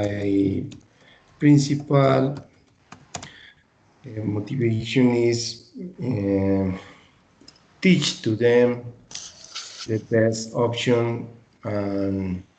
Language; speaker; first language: English; non-native, learner; Spanish